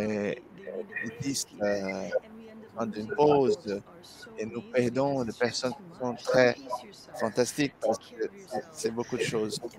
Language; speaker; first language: French; non-native, learner; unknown